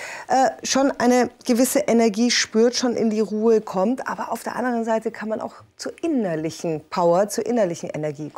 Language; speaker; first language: German; native; German